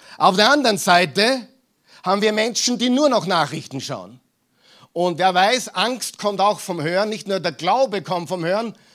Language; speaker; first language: German; non-native, fluent; English